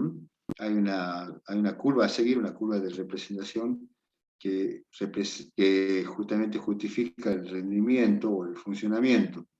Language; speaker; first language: Spanish; native; Spanish